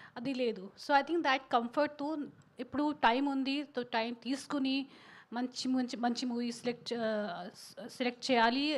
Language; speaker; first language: Telugu; non-native, local second language; Hindi